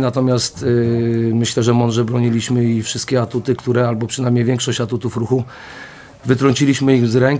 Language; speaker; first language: Polish; native; Polish